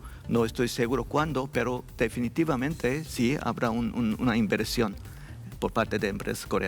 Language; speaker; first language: Spanish; non-native, learner; Korean